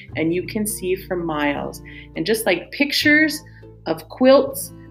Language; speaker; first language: English; native; English